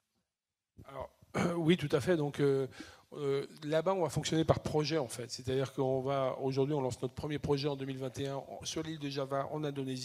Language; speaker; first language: French; native; French